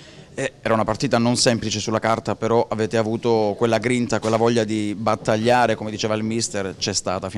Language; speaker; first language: Italian; native; Italian